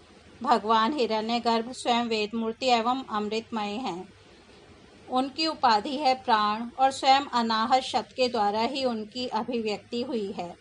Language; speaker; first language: Hindi; native; Hindi